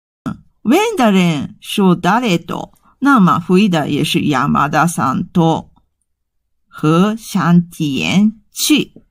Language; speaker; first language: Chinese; non-native, fluent; Japanese